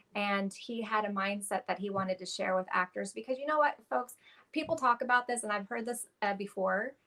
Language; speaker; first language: English; native; English